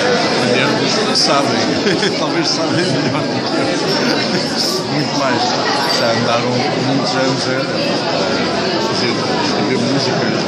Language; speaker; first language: Portuguese; early bilingual, heritage; English